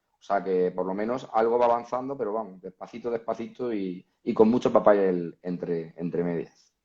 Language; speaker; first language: Spanish; native; Spanish